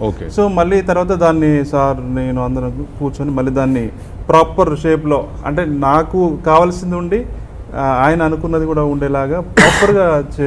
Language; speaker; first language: Telugu; native; Telugu